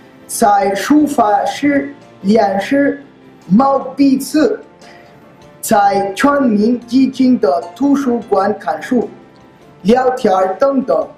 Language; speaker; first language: Chinese; non-native, learner; Spanish